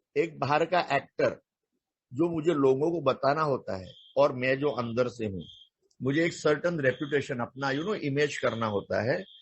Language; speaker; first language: Hindi; non-native, local second language; Marathi